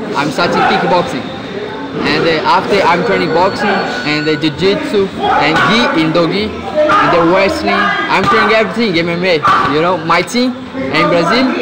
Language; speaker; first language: English; non-native, learner; Portuguese